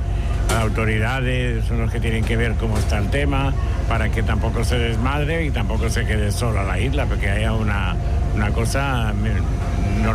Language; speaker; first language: Spanish; native; Spanish